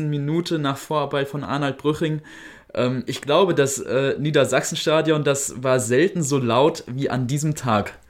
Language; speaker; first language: German; native; German